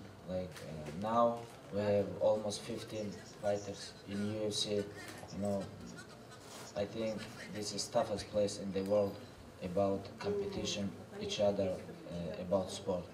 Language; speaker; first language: English; non-native, learner; Russian